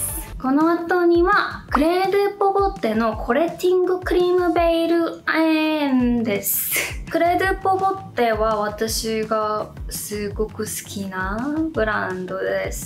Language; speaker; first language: Japanese; non-native, fluent; Korean